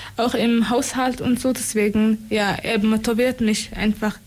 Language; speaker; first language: German; non-native, fluent; Tigrinya